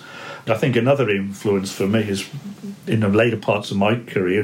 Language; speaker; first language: English; native; English